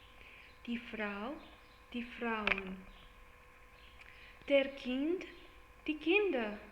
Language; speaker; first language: German; non-native, learner; English